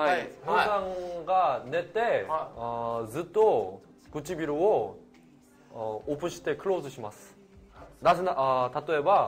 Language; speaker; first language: Japanese; non-native, learner; Korean